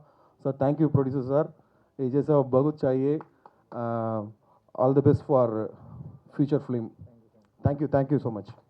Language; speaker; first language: Hindi; non-native, local second language; Telugu